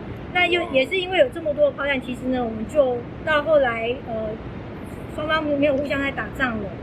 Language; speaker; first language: Chinese; native; Chinese